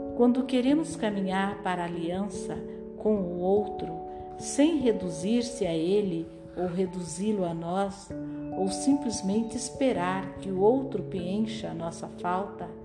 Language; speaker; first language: Portuguese; non-native, fluent; French